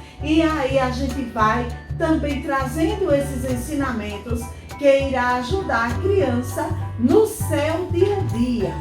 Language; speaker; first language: Portuguese; native; Portuguese